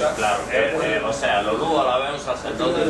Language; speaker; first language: Spanish; native; Spanish